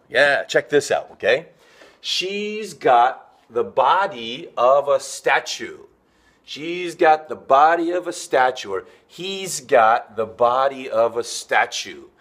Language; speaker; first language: English; native; English